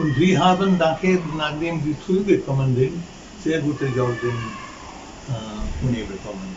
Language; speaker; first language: German; non-native, fluent; Marathi